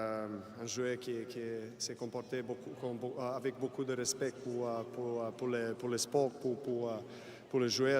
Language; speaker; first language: French; non-native, fluent; Serbian